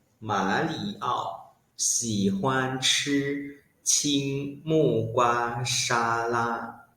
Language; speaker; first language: Chinese; non-native, fluent; Thai